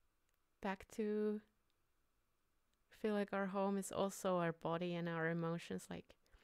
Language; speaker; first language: English; non-native, fluent; Finnish